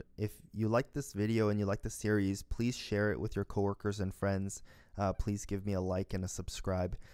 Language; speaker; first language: English; native; English